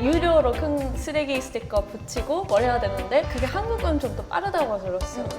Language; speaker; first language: Korean; non-native, fluent; Japanese